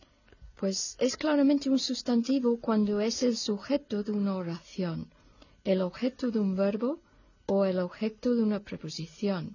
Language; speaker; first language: Spanish; non-native, fluent; English